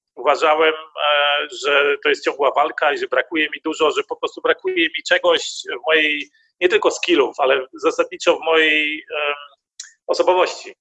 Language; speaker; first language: Polish; early bilingual, heritage; Polish